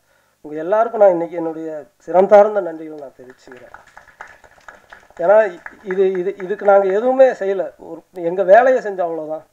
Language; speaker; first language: Tamil; native; Tamil